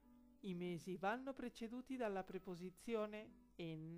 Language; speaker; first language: Italian; non-native, fluent; Spanish